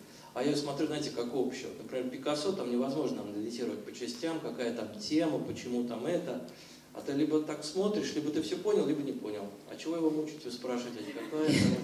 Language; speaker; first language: Russian; native; Russian